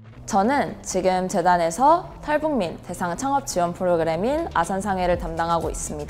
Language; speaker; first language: Korean; native; Korean